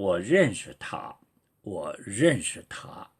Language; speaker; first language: Chinese; non-native, fluent; Korean